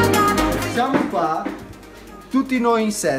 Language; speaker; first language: Italian; non-native, learner; Spanish